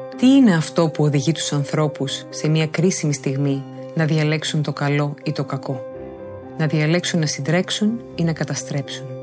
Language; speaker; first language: Greek; native; Greek